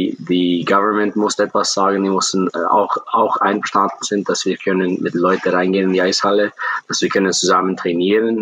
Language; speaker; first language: German; non-native, fluent; English